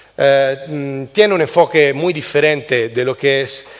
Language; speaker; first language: Spanish; non-native, fluent; Italian